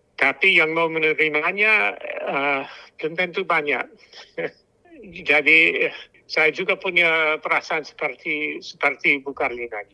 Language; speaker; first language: Indonesian; non-native, fluent; English